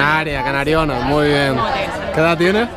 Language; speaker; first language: Spanish; native; Spanish